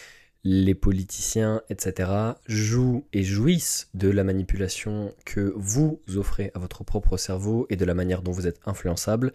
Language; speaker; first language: French; native; French